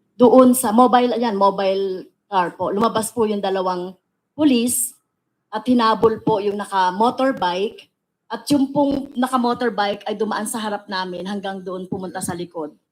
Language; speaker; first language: Filipino; native; Filipino